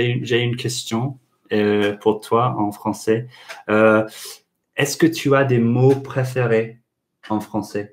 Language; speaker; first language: French; non-native, fluent; English